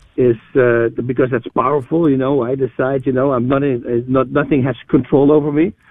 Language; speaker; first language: English; non-native, fluent; Dutch